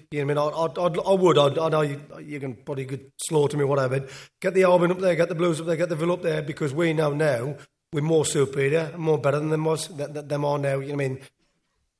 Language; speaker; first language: English; native; English